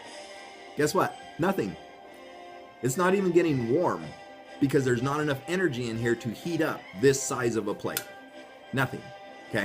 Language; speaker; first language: English; native; English